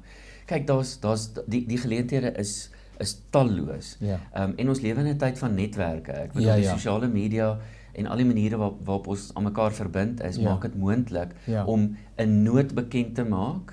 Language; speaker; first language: Afrikaans; native; Afrikaans